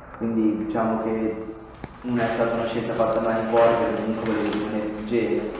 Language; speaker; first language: Italian; native; Italian